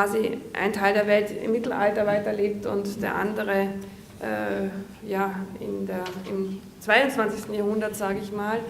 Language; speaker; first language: German; native; German